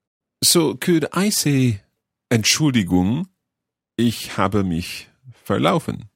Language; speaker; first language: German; non-native, learner; English